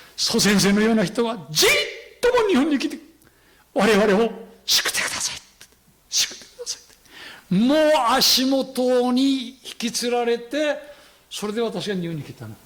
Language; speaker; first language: Japanese; non-native, fluent; Korean